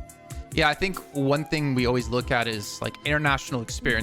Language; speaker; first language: English; native; English